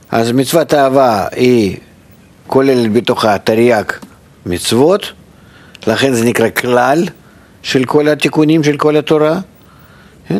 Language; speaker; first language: Hebrew; non-native, fluent; Russian